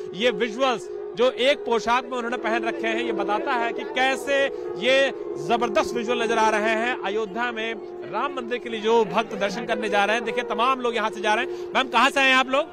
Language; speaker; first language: Hindi; native; Hindi